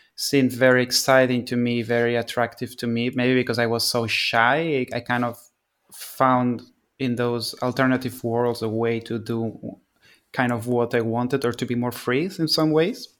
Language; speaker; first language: English; non-native, fluent; Spanish